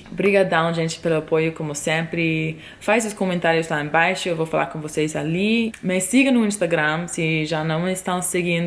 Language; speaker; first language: Portuguese; non-native, fluent; English